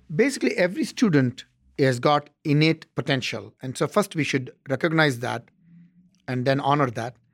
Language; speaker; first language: English; non-native, local second language; Tamil